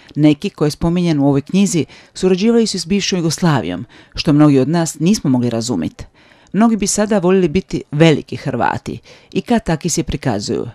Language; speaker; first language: Croatian; native; Croatian